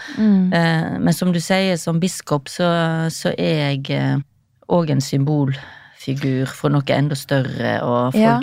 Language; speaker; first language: Norwegian; native; Norwegian